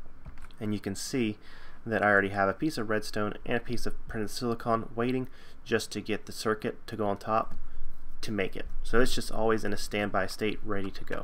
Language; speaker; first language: English; native; English